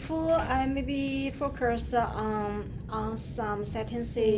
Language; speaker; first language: English; non-native, learner; Chinese